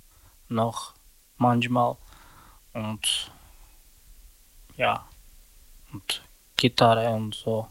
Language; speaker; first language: German; non-native, learner; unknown